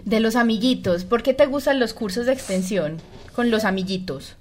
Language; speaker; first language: Spanish; native; Spanish